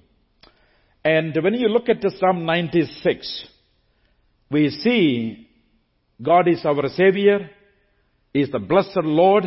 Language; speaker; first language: English; non-native, local second language; Malayalam